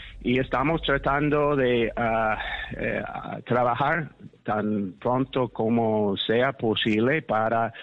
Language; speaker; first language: Spanish; non-native, fluent; English